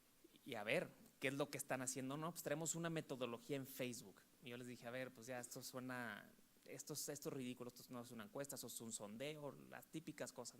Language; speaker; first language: Spanish; native; Spanish